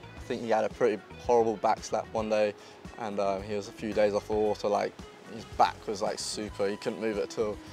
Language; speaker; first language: English; native; English